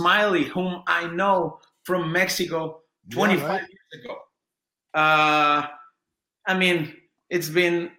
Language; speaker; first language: English; non-native, fluent; Spanish